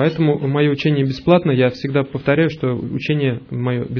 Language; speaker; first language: Russian; native; Russian